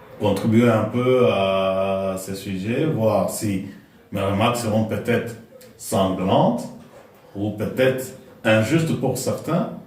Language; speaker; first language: French; non-native, local second language; Lingala